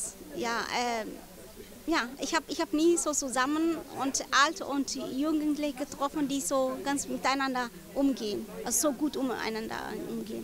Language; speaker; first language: German; non-native, learner; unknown